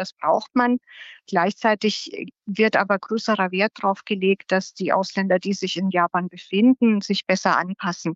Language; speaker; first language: German; native; German